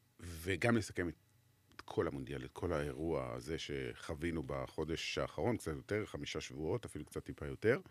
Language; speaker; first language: Hebrew; native; Hebrew